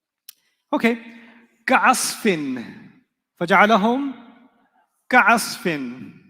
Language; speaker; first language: Arabic; non-native, fluent; English